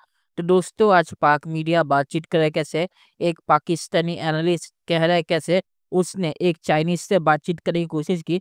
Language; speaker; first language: Hindi; native; Hindi